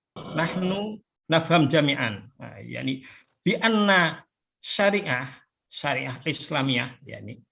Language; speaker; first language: Arabic; non-native, fluent; Indonesian